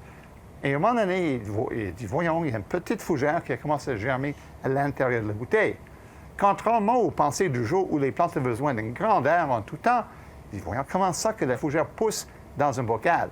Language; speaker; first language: French; native; French